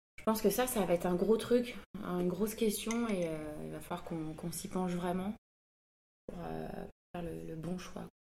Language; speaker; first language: French; native; French